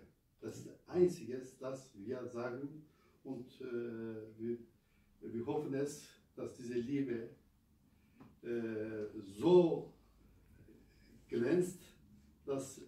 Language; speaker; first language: German; non-native, fluent; Albanian